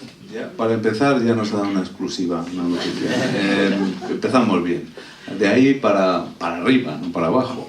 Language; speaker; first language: Spanish; native; Spanish